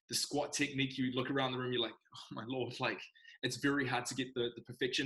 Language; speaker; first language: English; native; English